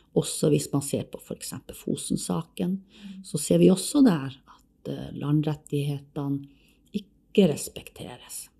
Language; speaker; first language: Norwegian; native; Norwegian